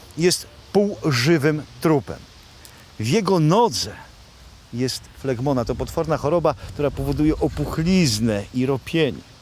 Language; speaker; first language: Polish; native; Polish